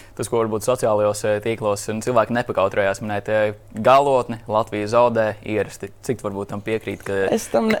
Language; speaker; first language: Latvian; native; Latvian